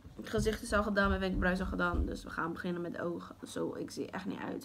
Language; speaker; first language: Dutch; early bilingual, other home language; Portuguese